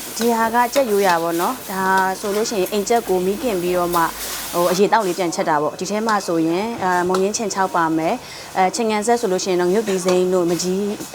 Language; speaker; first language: Burmese; non-native, local second language; Western Kayah